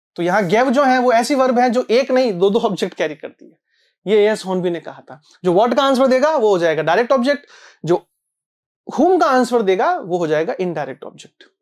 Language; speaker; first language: Hindi; native; Hindi